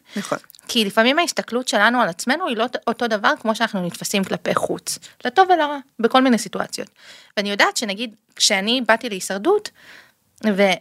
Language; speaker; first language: Hebrew; early bilingual, other home language; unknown